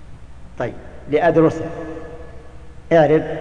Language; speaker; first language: Arabic; native; Arabic